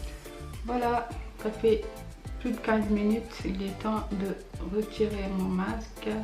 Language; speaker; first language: French; early bilingual, other home language; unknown